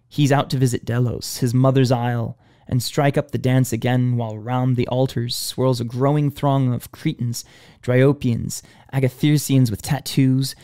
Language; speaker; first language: English; native; English